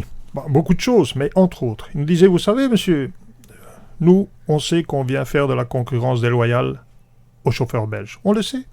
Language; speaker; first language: French; native; French